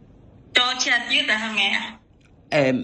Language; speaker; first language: Cantonese; non-native, learner; Indonesian